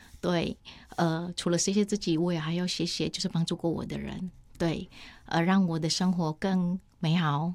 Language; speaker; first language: Chinese; non-native, fluent; Vietnamese